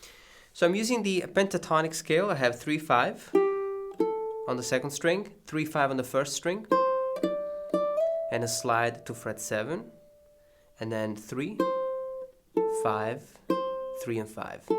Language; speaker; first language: English; non-native, fluent; Italian